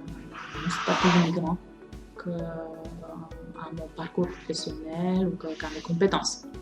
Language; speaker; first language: French; non-native, fluent; Romanian